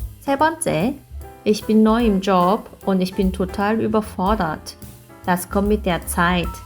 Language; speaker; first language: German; non-native, fluent; Korean